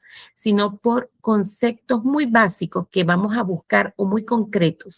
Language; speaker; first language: Spanish; native; Spanish